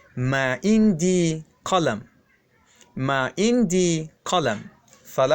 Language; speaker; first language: Arabic; non-native, fluent; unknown